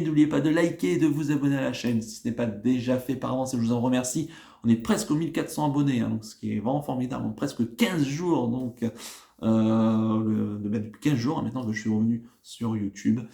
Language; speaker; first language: French; native; French